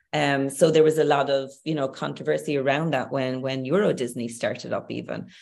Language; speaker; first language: English; native; English